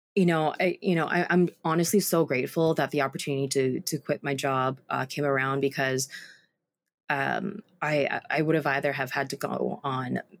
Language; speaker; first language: English; native; English